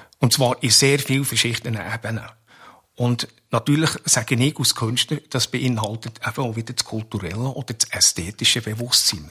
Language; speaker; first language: German; native; German